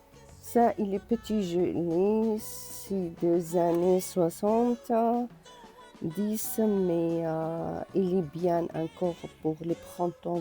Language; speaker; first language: French; non-native, learner; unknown